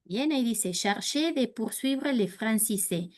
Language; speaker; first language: French; non-native, fluent; Spanish